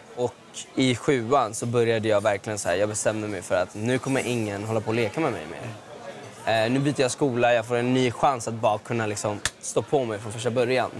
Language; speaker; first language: Swedish; early bilingual, other home language; Spanish